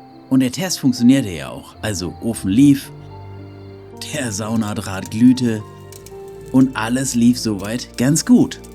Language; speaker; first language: German; native; German